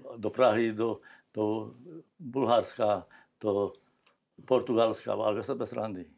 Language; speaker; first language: Slovak; non-native, local second language; Rusyn